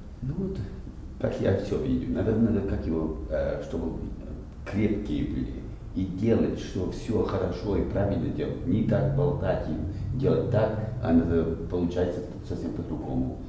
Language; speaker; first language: Russian; early bilingual, other home language; English